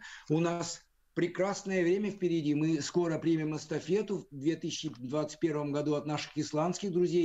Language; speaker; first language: Russian; native; Russian